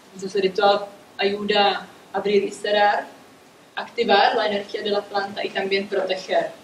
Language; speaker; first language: Spanish; non-native, fluent; Czech